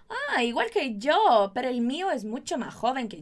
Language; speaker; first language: Spanish; non-native, fluent; Portuguese